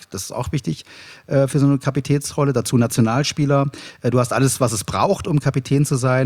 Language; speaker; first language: German; native; German